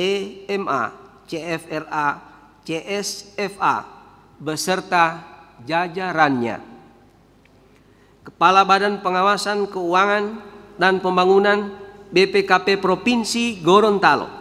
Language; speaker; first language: Indonesian; native; Indonesian